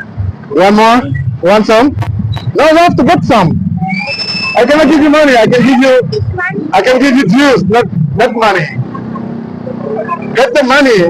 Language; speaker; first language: English; non-native, fluent; French